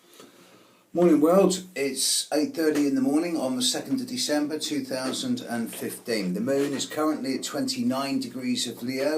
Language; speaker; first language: English; native; English